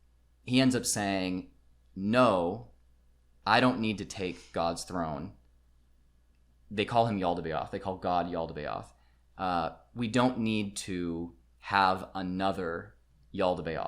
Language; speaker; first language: English; native; English